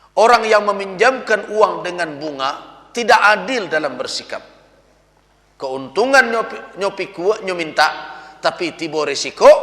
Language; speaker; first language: Malay; non-native, local second language; Minangkabau